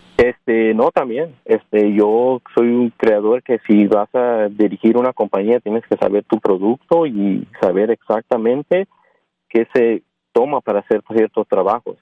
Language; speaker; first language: Spanish; early bilingual, heritage; Spanish